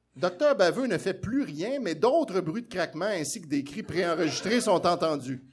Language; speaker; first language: French; native; French